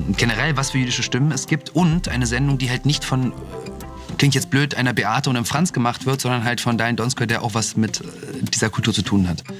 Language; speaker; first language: German; early bilingual, other home language; Russian